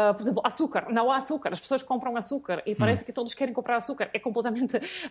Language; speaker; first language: Portuguese; non-native, fluent; Russian